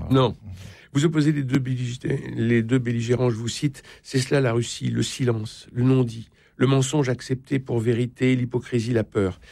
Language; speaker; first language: French; native; French